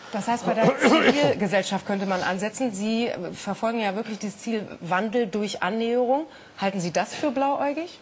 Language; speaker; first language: German; native; German